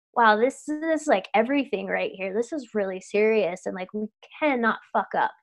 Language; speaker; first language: English; native; English